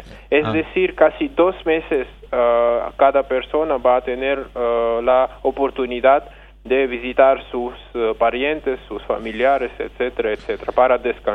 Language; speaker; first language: Spanish; non-native, fluent; Russian